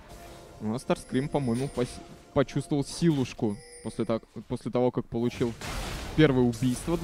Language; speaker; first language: Russian; native; Russian